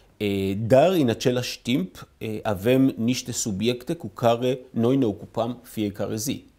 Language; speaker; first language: Romanian; early bilingual, heritage; Hebrew